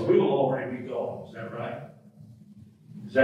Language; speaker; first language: English; native; English